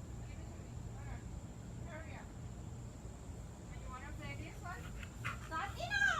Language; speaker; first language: English; non-native, learner; Thai